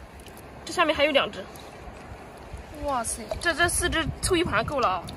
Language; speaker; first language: Chinese; native; Chinese